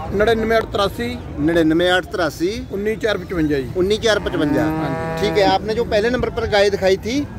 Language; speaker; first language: Hindi; non-native, local second language; Punjabi